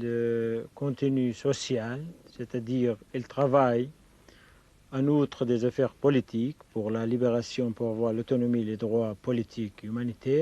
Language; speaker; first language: French; non-native, fluent; Kurdish